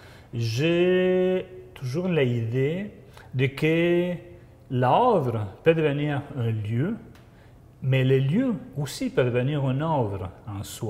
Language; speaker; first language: French; non-native, fluent; Spanish